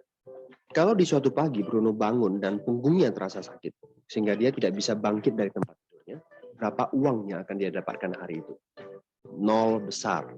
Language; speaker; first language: Indonesian; native; Indonesian